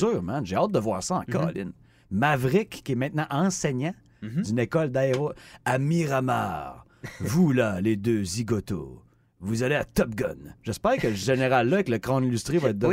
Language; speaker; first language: French; native; French